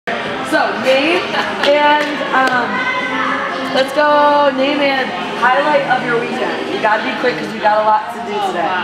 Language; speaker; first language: English; native; English